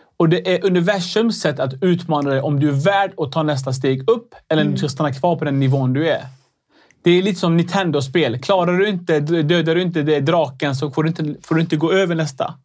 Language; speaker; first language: Swedish; early bilingual, other home language; Arabic